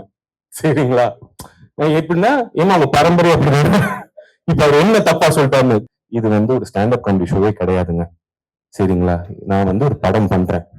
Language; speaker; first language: Tamil; native; Tamil